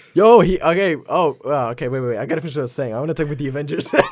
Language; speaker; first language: English; early bilingual, other home language; Polish